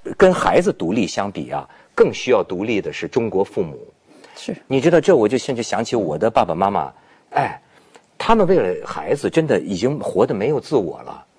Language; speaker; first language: Chinese; native; Chinese